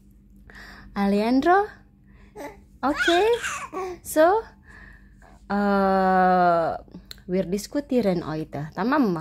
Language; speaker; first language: German; non-native, learner; Indonesian